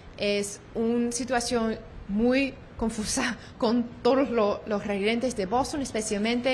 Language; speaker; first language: Spanish; non-native, learner; English